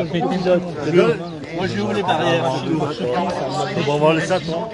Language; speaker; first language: French; native; French